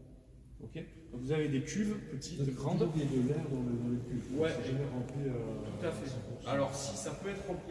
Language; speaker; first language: French; native; French